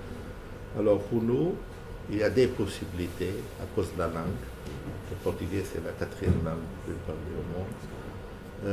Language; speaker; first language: French; non-native, fluent; Portuguese